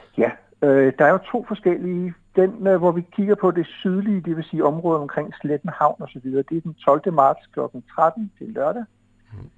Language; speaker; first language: Danish; native; Danish